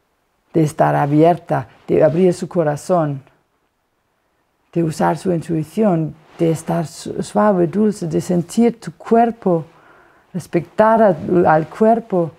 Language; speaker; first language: Spanish; non-native, fluent; Danish